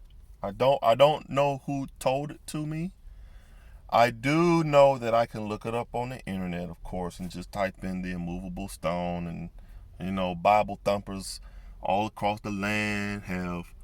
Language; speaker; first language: English; native; English